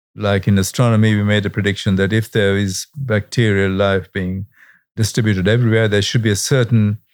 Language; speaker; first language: English; non-native, local second language; Sinhala